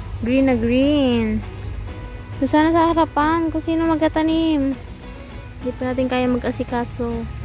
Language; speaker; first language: Filipino; non-native, local second language; Bikol